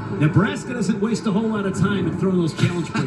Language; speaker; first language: English; native; English